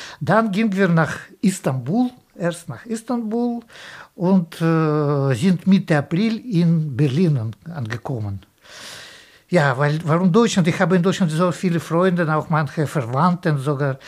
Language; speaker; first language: German; non-native, fluent; Russian